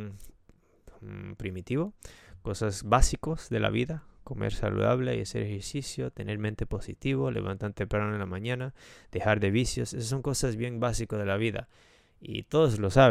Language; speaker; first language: Spanish; non-native, fluent; English